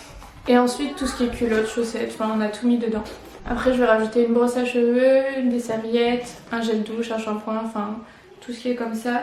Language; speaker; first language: French; native; French